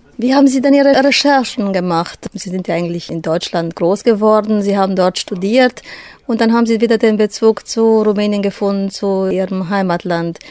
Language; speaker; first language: German; native; German